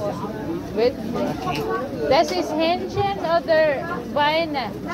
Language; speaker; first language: German; non-native, learner; Filipino